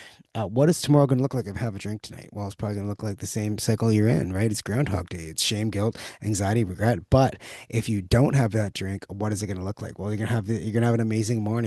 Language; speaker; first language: English; native; English